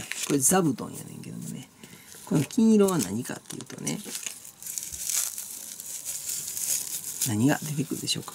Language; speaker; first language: Japanese; native; Japanese